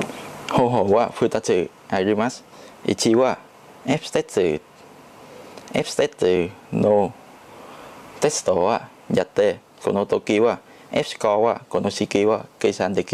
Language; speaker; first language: Japanese; non-native, learner; Chinese